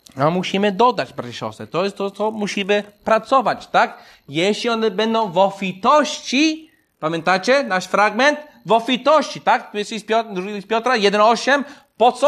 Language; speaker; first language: Polish; non-native, fluent; English